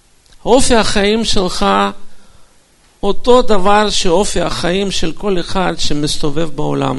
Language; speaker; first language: Hebrew; non-native, fluent; Russian